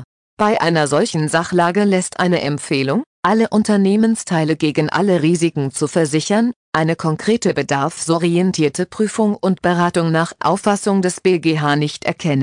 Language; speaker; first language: German; native; German